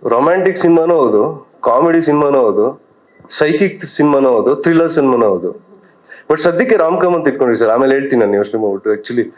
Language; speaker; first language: Kannada; native; Kannada